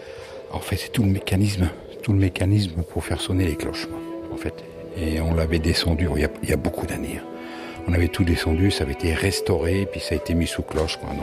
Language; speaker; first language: French; native; French